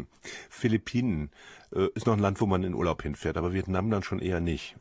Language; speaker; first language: German; native; German